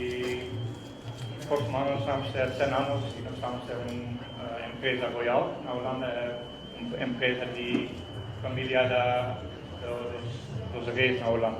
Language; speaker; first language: Portuguese; non-native, fluent; Dutch